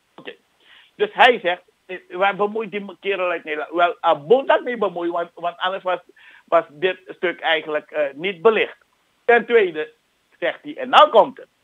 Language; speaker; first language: Dutch; native; Dutch